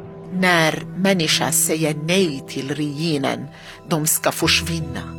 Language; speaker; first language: Swedish; non-native, learner; Arabic